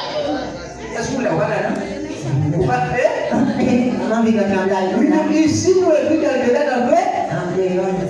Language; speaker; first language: French; non-native, local second language; Haitian Creole